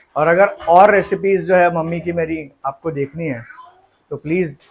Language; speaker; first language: Hindi; non-native, local second language; Marathi